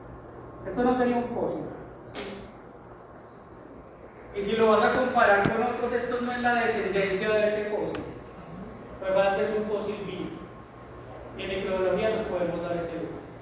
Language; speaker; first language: Spanish; native; Spanish